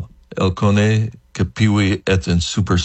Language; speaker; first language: French; non-native, fluent; English